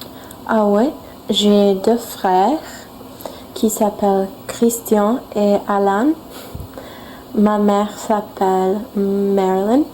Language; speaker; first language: French; non-native, learner; English